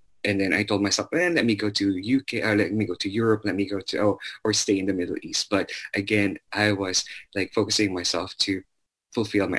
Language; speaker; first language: English; non-native, local second language; Chavacano